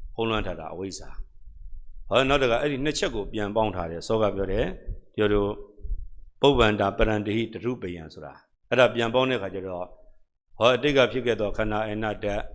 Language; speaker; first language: Burmese; native; Burmese